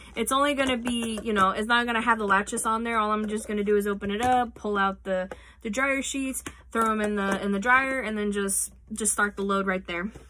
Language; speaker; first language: English; native; English